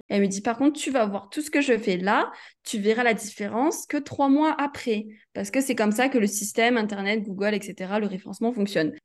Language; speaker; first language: French; native; French